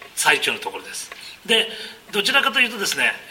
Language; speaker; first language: Japanese; native; Japanese